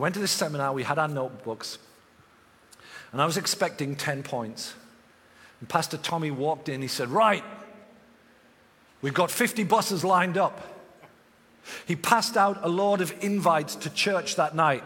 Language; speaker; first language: English; native; English